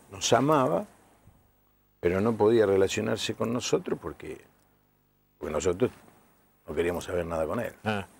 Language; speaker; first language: Spanish; native; Spanish